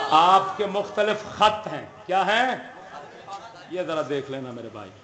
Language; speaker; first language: Urdu; non-native, local second language; Punjabi